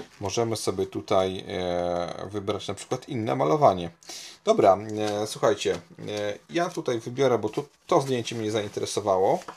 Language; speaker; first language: Polish; native; Polish